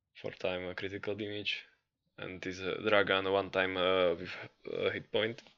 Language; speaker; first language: English; non-native, learner; Slovak